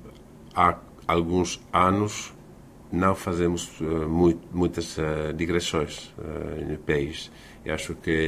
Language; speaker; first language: Portuguese; non-native, fluent; Finnish